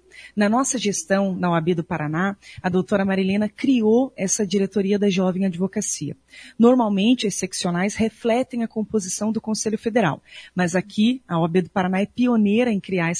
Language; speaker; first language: Portuguese; native; Portuguese